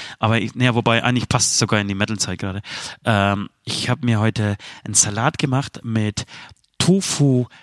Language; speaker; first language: German; early bilingual, other home language; Polish